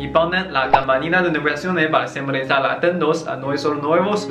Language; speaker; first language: Spanish; non-native, learner; Chinese